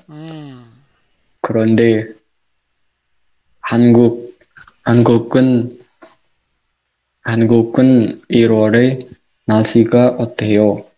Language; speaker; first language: Korean; non-native, learner; Indonesian